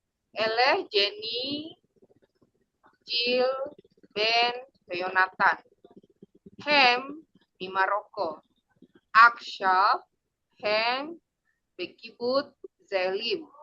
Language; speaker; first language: Hebrew; non-native, learner; Indonesian